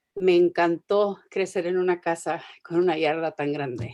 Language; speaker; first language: Spanish; early bilingual, heritage; Spanish